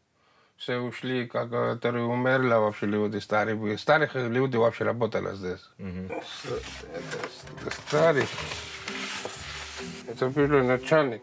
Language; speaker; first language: Russian; non-native, local second language; Georgian